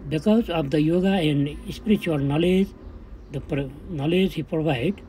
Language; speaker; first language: English; non-native, local second language; Nepali